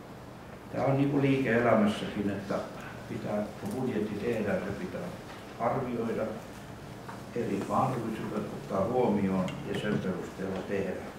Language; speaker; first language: Finnish; native; Finnish